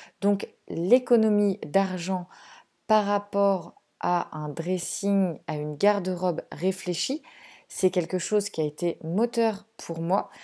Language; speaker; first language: French; native; French